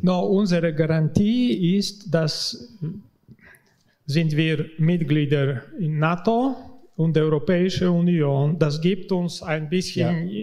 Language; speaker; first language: German; non-native, learner; Latvian